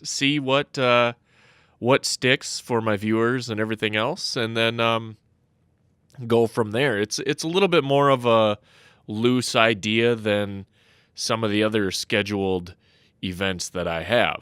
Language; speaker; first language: English; native; English